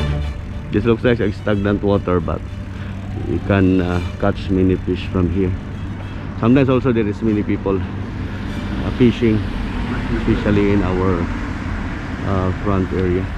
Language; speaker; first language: English; non-native, local second language; Filipino